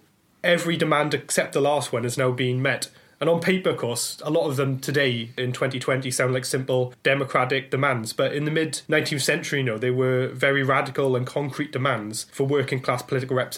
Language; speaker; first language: English; native; English